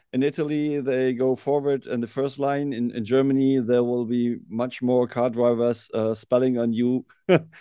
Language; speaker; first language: English; non-native, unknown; German